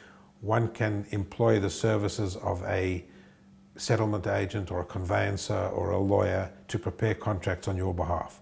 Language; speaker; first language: English; native; English